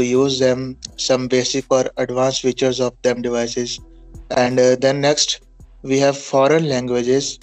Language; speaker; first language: English; non-native, local second language; Punjabi